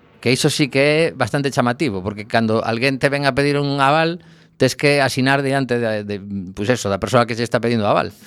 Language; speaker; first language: Galician; native; Galician